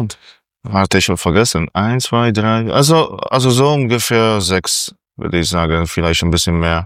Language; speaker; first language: German; non-native, fluent; Polish